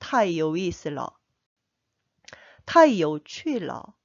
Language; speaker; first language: Chinese; non-native, fluent; Korean